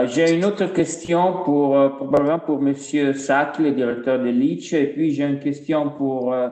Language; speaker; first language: French; non-native, fluent; Italian